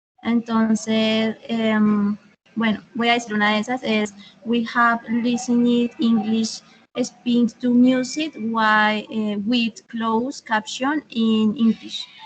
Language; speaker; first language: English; non-native, learner; Spanish